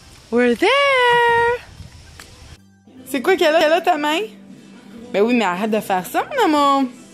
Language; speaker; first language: French; native; French